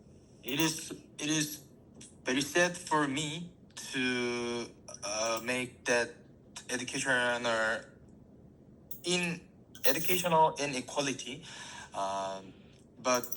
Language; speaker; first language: English; non-native, learner; Korean